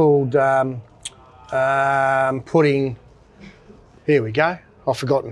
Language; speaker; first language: English; native; English